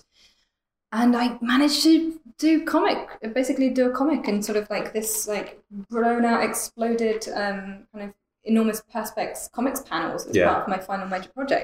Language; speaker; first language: English; native; English